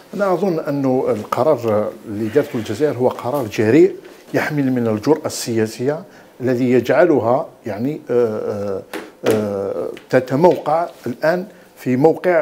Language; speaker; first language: Arabic; native; Arabic